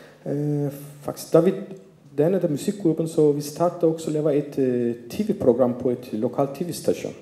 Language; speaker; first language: Danish; non-native, fluent; Turkish